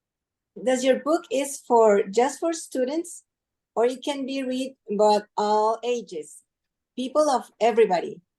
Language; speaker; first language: English; non-native, learner; Spanish